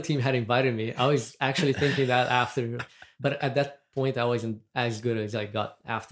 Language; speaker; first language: English; non-native, fluent; Portuguese